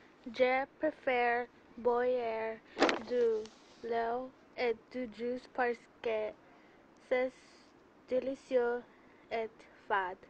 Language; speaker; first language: French; non-native, learner; English